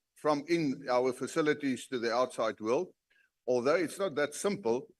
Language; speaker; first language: English; non-native, local second language; Afrikaans